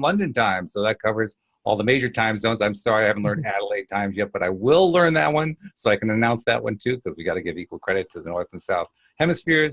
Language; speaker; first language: English; native; English